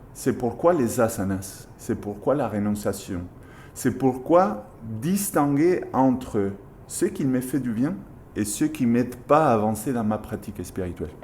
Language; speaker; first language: French; non-native, fluent; Spanish